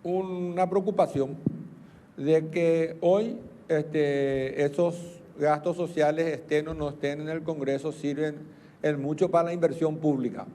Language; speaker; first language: Spanish; native; Spanish